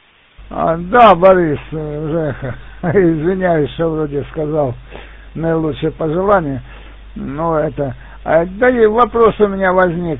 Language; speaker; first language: Russian; native; Russian